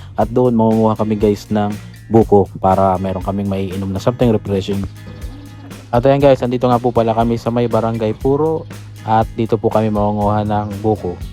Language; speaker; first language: Filipino; non-native, local second language; Bikol